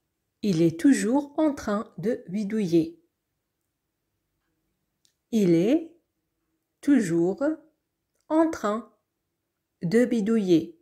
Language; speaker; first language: French; non-native, fluent; Arabic